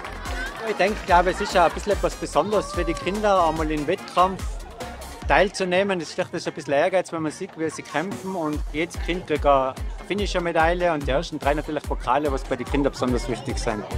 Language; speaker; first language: German; native; German